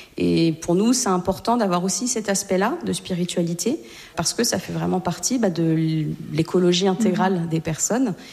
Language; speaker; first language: French; native; French